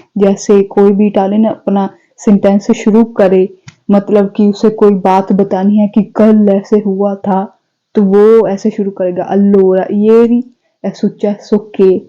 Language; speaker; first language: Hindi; non-native, local second language; Punjabi